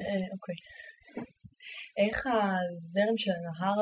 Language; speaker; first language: Hebrew; native; Hebrew